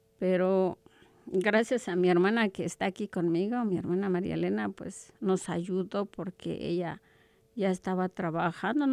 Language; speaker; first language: Spanish; non-native, local second language; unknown